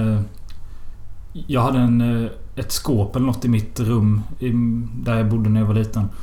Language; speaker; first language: Swedish; native; Swedish